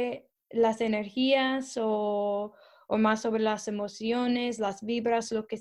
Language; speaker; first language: Spanish; non-native, fluent; English